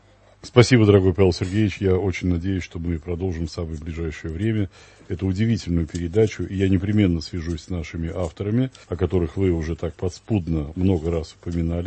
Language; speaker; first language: Russian; native; Russian